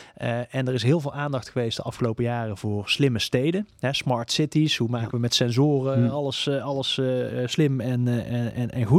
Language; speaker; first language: Dutch; native; Dutch